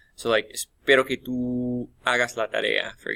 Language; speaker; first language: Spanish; non-native, fluent; English